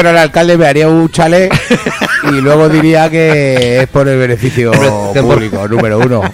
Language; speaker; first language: Spanish; native; Spanish